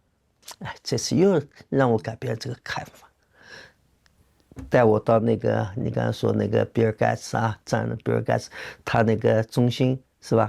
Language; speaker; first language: Chinese; native; Chinese